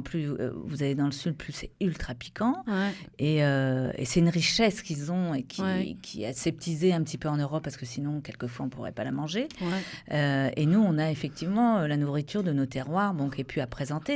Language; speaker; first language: French; native; French